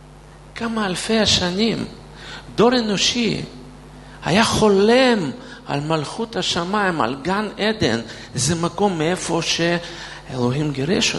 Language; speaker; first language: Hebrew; non-native, fluent; Russian